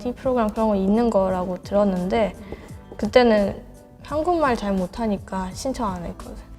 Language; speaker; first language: Korean; non-native, fluent; Burmese